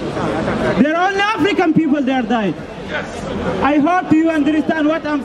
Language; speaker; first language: English; non-native, learner; Arabic